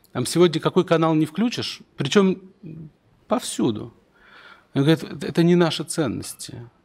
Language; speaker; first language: Russian; native; Russian